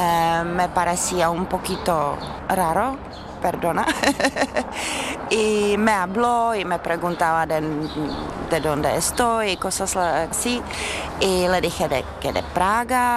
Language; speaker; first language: Spanish; non-native, fluent; Czech